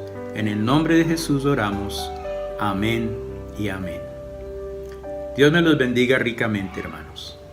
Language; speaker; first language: Spanish; native; Spanish